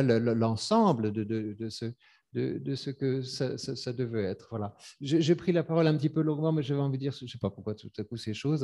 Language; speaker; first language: French; native; French